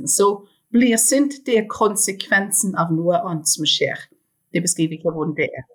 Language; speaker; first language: Norwegian; non-native, fluent; English